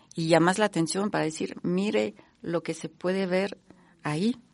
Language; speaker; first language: Spanish; non-native, fluent; French